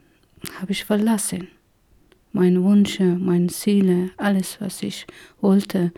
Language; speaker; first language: German; non-native, learner; Persian